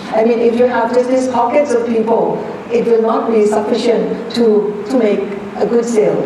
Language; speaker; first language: English; non-native, fluent; Thai